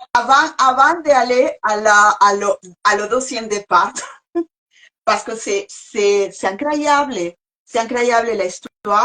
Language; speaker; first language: French; non-native, learner; Spanish